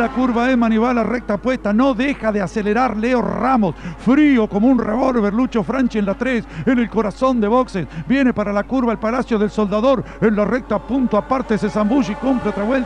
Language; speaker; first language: Spanish; native; Spanish